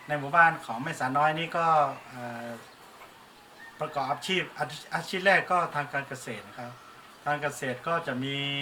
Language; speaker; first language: Thai; non-native, local second language; Hmong